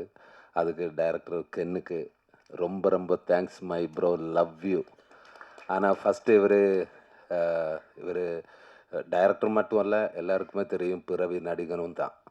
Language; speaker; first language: Tamil; non-native, learner; Malayalam